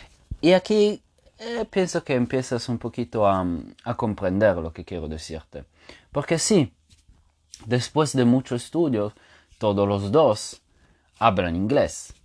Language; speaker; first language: Spanish; non-native, fluent; Italian